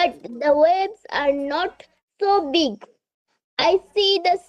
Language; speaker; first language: English; non-native, learner; Bangla